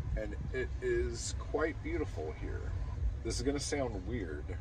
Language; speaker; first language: English; native; English